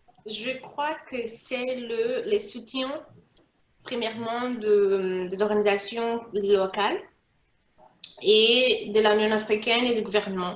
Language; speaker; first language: French; non-native, local second language; Portuguese